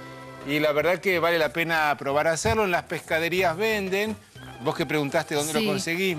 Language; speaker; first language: Spanish; native; Spanish